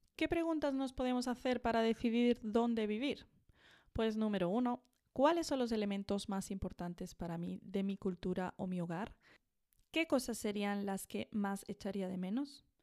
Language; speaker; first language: Spanish; native; Spanish